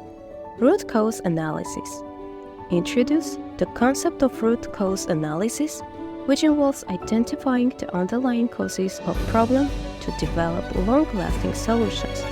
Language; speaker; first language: English; non-native, fluent; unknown